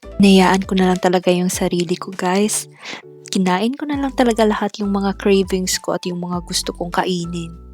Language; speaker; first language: Filipino; native; Filipino